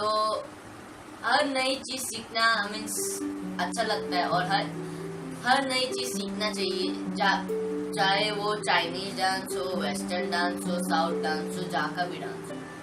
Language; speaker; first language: Hindi; non-native, local second language; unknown